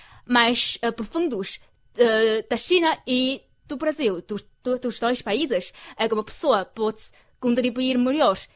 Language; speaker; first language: Portuguese; non-native, fluent; Chinese